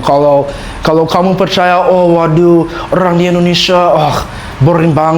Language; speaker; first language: Indonesian; non-native, learner; English